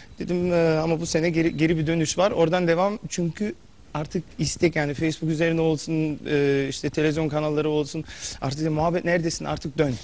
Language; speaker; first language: Turkish; early bilingual, heritage; Turkish